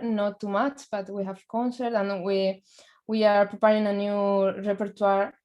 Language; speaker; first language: English; non-native, learner; Spanish